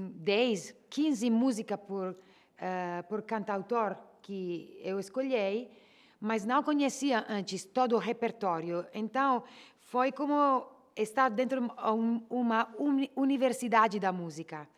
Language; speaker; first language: Portuguese; non-native, fluent; Italian